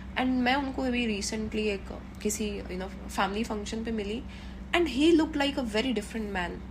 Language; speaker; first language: Hindi; native; Hindi